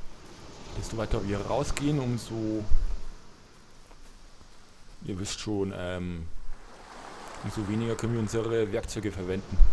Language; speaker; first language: German; native; German